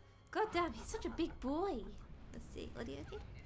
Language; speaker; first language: English; native; English